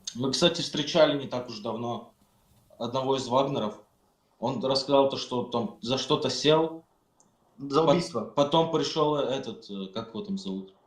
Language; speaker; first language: Russian; native; Russian